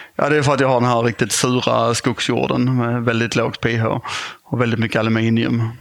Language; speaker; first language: Swedish; native; Swedish